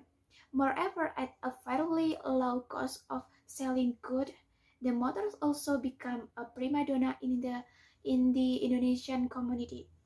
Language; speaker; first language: English; non-native, learner; Indonesian